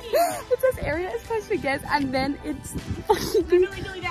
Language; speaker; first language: English; native; English